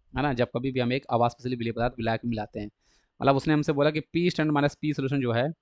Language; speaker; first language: Hindi; native; Hindi